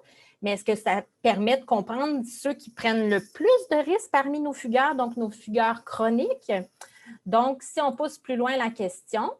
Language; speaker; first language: French; native; French